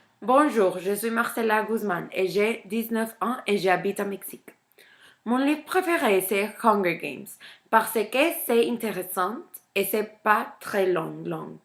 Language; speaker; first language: French; non-native, learner; Spanish